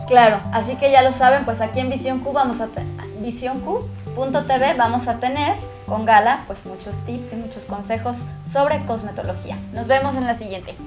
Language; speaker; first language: Spanish; native; Spanish